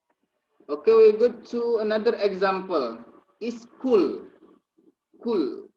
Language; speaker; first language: English; non-native, learner; Indonesian